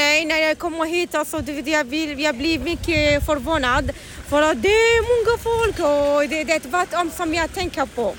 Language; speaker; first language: Swedish; non-native, fluent; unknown